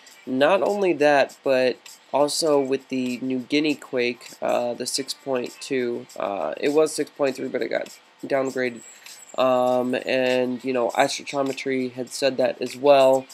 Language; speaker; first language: English; native; English